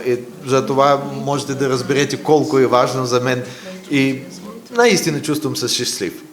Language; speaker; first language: Bulgarian; non-native, fluent; Russian